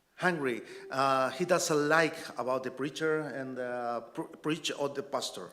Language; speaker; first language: English; non-native, learner; Spanish